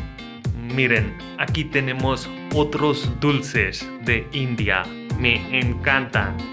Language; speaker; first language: Spanish; non-native, fluent; Hindi